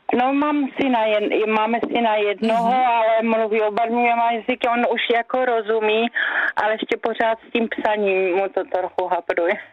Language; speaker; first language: Czech; native; Czech